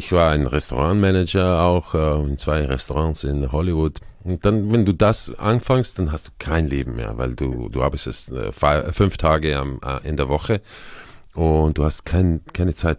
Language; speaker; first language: German; non-native, fluent; Croatian